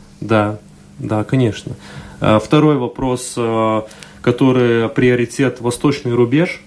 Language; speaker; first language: Russian; non-native, local second language; Latvian